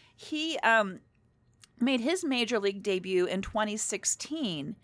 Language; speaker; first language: English; native; English